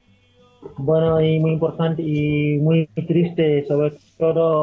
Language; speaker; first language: Spanish; non-native, learner; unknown